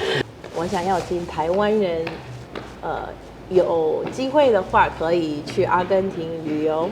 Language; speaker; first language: Chinese; non-native, fluent; Spanish